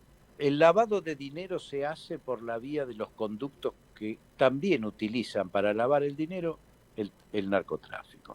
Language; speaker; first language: Spanish; native; Spanish